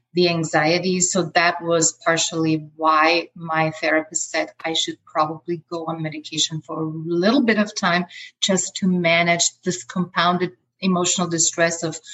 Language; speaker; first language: English; non-native, fluent; German